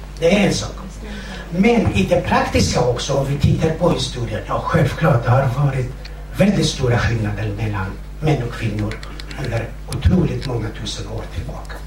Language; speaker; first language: Swedish; non-native, fluent; Kurdish